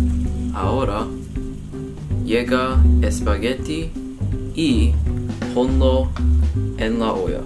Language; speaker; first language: Spanish; non-native, learner; English